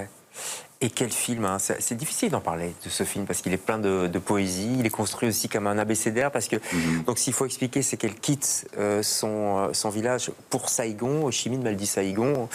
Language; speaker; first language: French; native; French